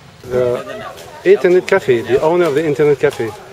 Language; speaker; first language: English; non-native, learner; French